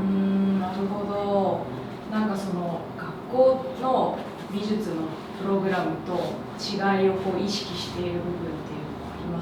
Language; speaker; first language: Japanese; native; Japanese